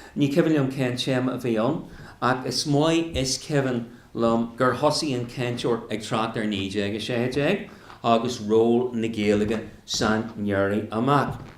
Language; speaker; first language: Irish; non-native, local second language; English